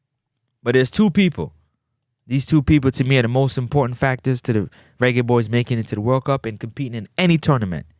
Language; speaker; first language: English; native; English